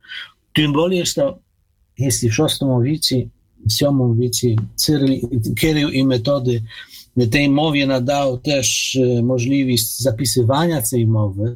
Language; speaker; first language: Polish; non-native, fluent; Ukrainian